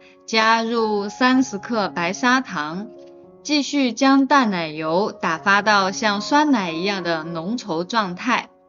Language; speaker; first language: Chinese; native; Chinese